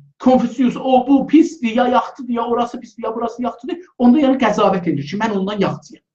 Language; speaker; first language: Azerbaijani; native; Azerbaijani